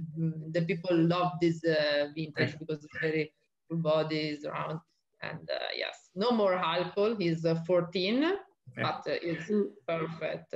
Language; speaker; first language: English; non-native, learner; Italian